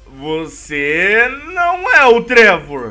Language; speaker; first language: Portuguese; native; Portuguese